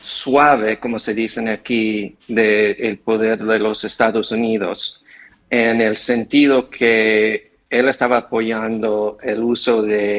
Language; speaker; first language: Spanish; non-native, fluent; English